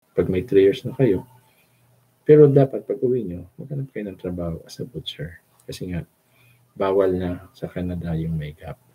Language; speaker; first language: Filipino; non-native, local second language; Cebuano